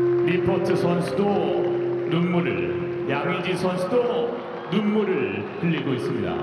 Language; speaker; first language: Korean; native; Korean